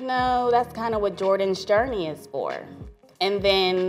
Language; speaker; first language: English; native; English